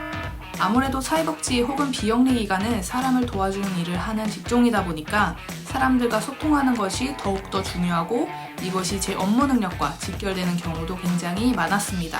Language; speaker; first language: Korean; native; Korean